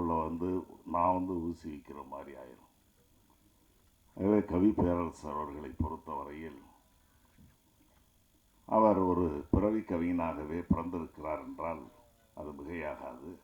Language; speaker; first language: Tamil; native; Tamil